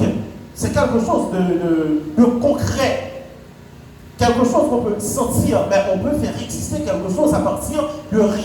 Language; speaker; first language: French; non-native, local second language; Haitian Creole